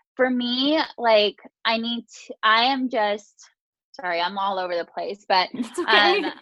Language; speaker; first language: English; early bilingual, other home language; Japanese